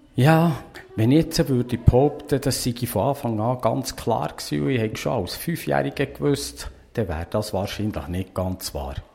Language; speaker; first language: German; native; German